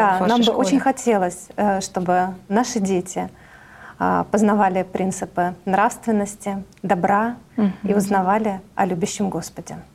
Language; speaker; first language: Russian; native; Russian